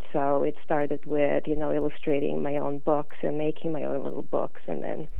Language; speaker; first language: English; non-native, fluent; Serbian